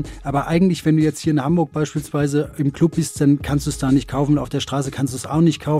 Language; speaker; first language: German; native; German